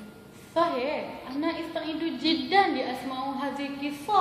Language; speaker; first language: Arabic; non-native, learner; Malay